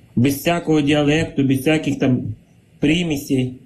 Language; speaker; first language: Ukrainian; non-native, local second language; Russian